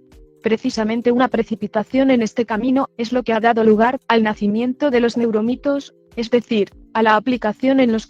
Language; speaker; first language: Spanish; native; Spanish